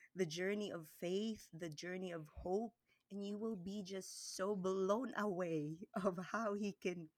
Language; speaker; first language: English; non-native, local second language; Cebuano